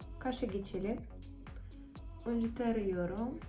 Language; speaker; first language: Turkish; non-native, fluent; Russian